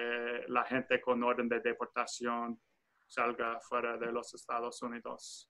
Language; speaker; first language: Spanish; non-native, fluent; English